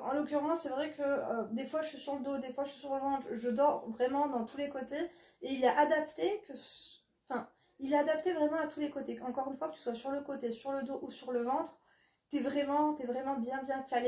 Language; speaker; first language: French; native; French